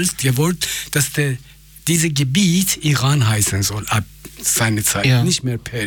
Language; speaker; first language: German; non-native, fluent; Persian